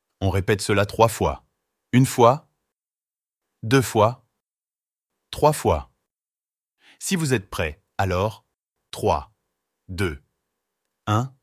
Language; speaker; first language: French; native; French